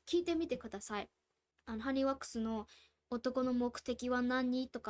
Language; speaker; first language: Japanese; non-native, fluent; Burmese